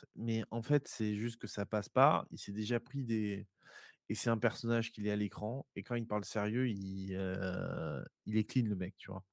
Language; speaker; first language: French; native; French